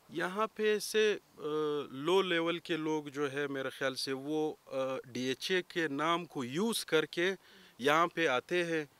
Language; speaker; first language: Urdu; non-native, local second language; Pashto